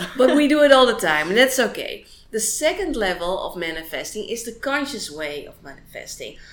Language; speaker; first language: English; non-native, fluent; Dutch